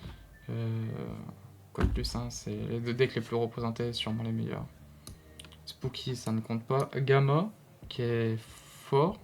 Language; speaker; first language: French; native; French